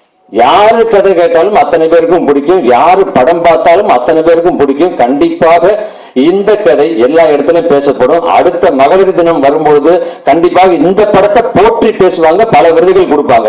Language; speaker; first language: Tamil; native; Tamil